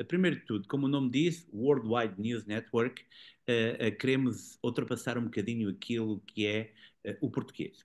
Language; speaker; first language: Portuguese; native; Portuguese